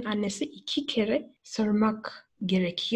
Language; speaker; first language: Turkish; non-native, fluent; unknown